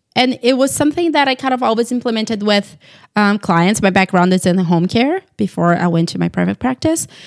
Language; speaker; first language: English; non-native, fluent; Portuguese